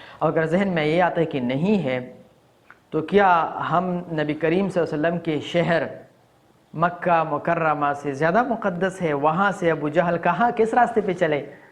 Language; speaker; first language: Urdu; non-native, local second language; Pashto